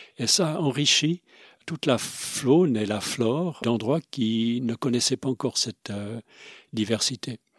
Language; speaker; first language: French; non-native, local second language; Swiss German